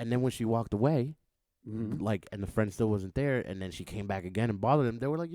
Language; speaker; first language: English; native; English